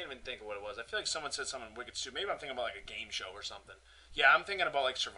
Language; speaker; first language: English; native; English